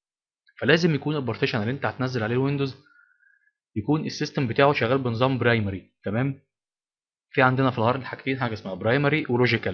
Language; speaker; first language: Arabic; native; Arabic